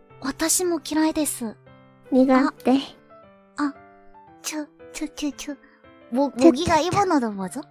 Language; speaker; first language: Japanese; non-native, learner; Korean